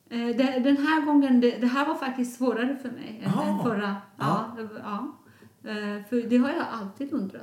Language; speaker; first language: Swedish; non-native, fluent; Persian